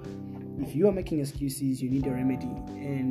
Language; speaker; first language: English; non-native, local second language; North Ndebele